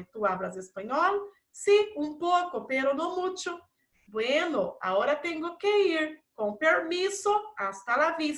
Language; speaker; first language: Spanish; non-native, fluent; Portuguese